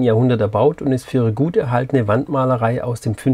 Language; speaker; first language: German; native; German